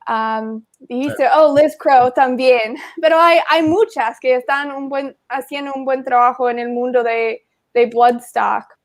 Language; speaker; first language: Spanish; non-native, fluent; English